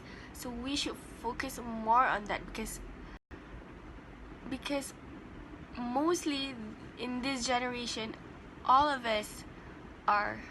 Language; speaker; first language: English; non-native, local second language; Malay